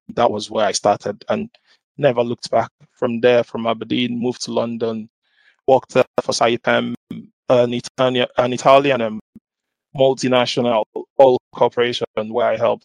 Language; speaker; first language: English; non-native, local second language; Igbo